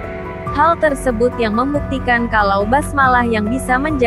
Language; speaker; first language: Indonesian; native; Indonesian